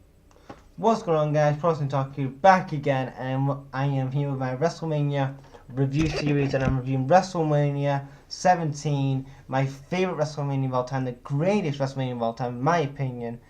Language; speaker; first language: English; native; English